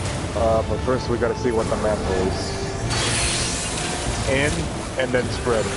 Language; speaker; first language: English; native; English